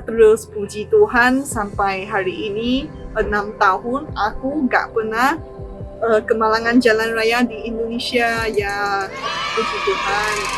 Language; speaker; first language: Indonesian; non-native, fluent; Chinese